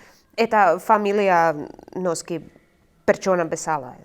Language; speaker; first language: Basque; non-native, learner; Croatian